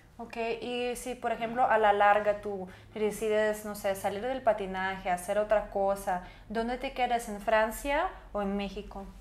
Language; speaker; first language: Spanish; native; Spanish